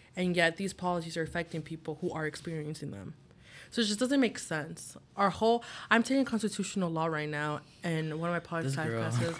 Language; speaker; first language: English; native; English